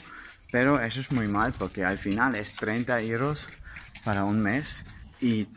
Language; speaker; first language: Spanish; non-native, learner; German